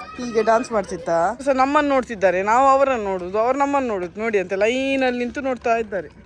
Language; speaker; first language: Kannada; native; Kannada